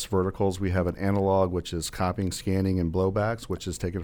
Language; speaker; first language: English; native; English